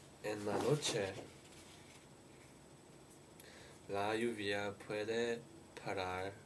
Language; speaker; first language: Spanish; non-native, learner; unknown